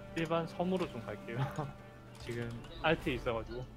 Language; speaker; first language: Korean; native; Korean